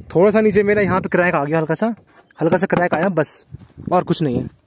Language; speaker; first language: Hindi; native; Hindi